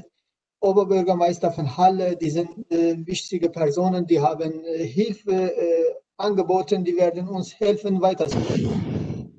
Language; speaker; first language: German; non-native, learner; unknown